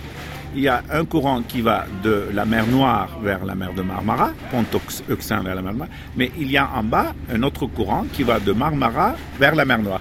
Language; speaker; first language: French; non-native, fluent; Turkish